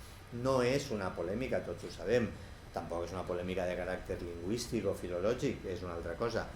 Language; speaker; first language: Catalan; native; Catalan